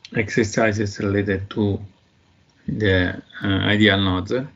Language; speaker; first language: English; non-native, fluent; Italian